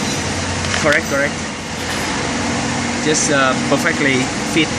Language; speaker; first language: English; non-native, learner; Vietnamese